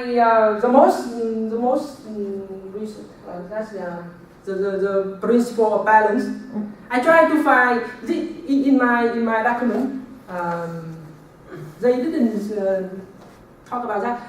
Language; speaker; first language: English; non-native, learner; Vietnamese